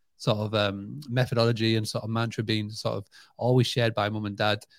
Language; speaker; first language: English; native; English